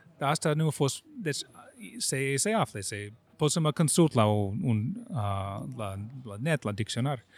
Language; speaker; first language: Romanian; non-native, fluent; English